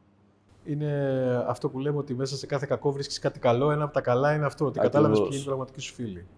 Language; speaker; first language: Greek; native; Greek